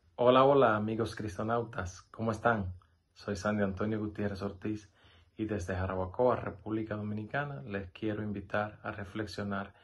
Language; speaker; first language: Spanish; native; Spanish